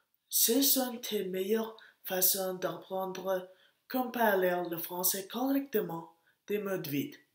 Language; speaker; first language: French; non-native, learner; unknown